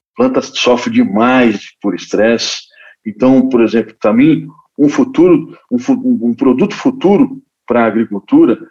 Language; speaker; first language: Portuguese; native; Portuguese